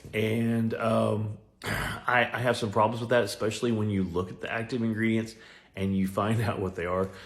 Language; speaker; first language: English; native; English